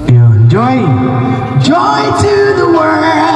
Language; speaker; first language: English; non-native, local second language; Filipino